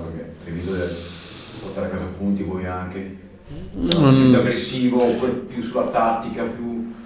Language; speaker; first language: Italian; native; Italian